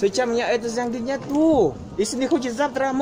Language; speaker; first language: Russian; non-native, learner; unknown